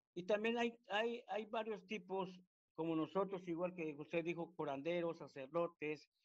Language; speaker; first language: Spanish; native; Spanish